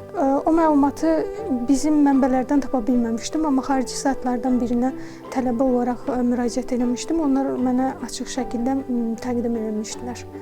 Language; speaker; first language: Azerbaijani; native; Azerbaijani